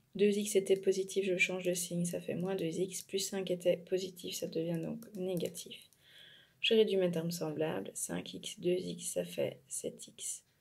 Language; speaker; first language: French; native; French